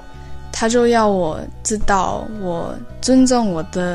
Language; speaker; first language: Chinese; early bilingual, heritage; Chinese